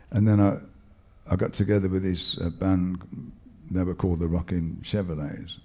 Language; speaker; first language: English; native; English